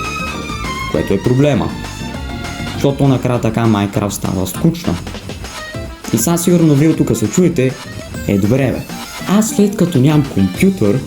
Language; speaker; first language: Bulgarian; native; Bulgarian